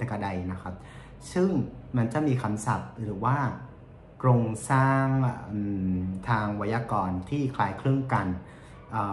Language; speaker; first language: Thai; non-native, fluent; Vietnamese